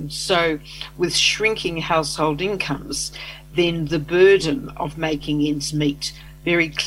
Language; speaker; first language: English; native; English